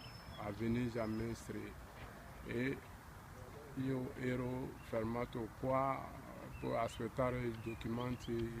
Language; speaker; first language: Italian; non-native, learner; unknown